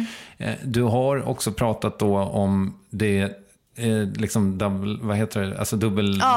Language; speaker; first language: Swedish; native; Swedish